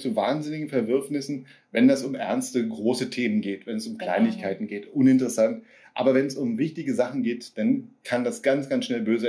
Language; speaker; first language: German; native; German